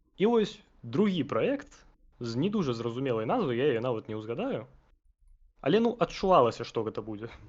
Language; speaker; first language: Belarusian; non-native, local second language; Russian